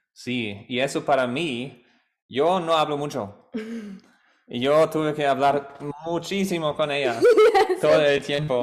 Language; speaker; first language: Spanish; non-native, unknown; German